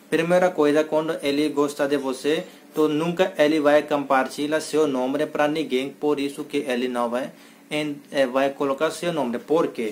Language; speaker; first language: Portuguese; non-native, learner; Hindi